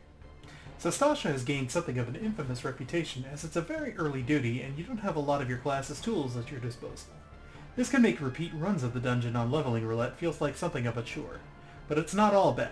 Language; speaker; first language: English; native; English